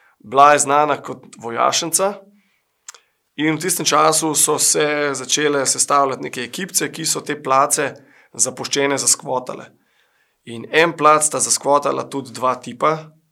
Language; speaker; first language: Slovenian; native; Slovenian